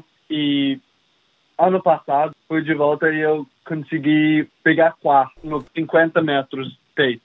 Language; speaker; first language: Portuguese; early bilingual, heritage; English